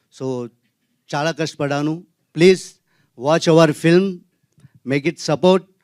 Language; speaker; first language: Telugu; non-native, learner; Hindi